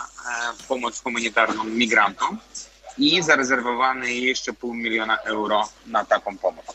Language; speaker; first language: Polish; non-native, fluent; Belarusian